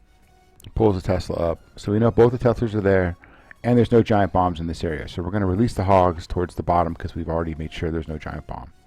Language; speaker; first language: English; native; English